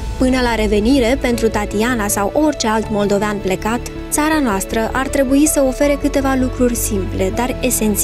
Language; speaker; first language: Romanian; native; Romanian